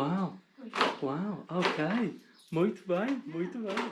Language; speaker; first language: Portuguese; non-native, learner; English